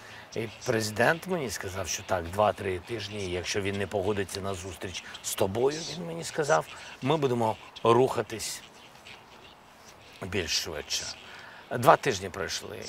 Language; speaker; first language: Ukrainian; non-native, local second language; Russian